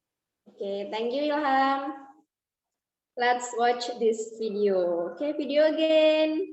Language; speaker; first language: English; non-native, learner; Indonesian